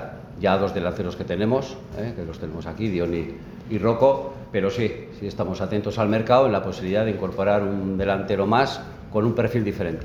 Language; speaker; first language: Spanish; native; Spanish